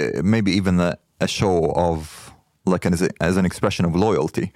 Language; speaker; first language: English; non-native, fluent; Arabic